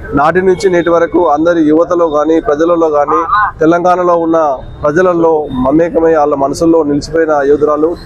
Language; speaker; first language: Telugu; native; Telugu